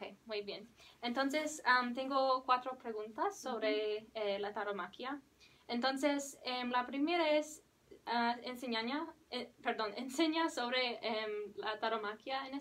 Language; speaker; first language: Spanish; non-native, learner; English